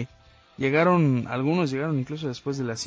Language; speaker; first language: Spanish; native; Spanish